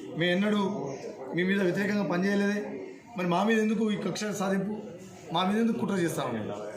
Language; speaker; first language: Telugu; non-native, local second language; Lambadi